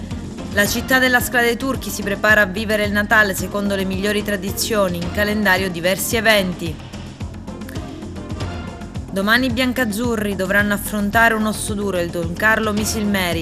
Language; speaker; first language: Italian; native; Italian